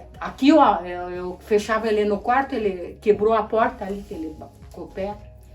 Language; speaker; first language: Portuguese; early bilingual, other home language; Polish